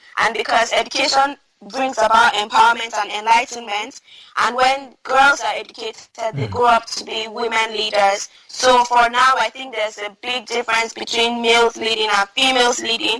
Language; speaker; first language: English; non-native, local second language; Hausa